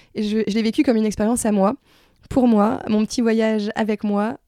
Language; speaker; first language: French; native; French